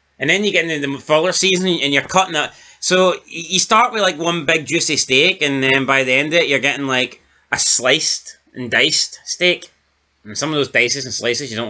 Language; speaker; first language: English; native; English